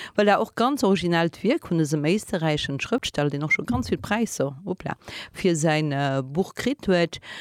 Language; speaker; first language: Luxembourgish; native; Luxembourgish